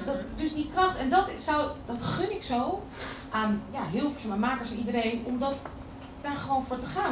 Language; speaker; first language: Dutch; native; Dutch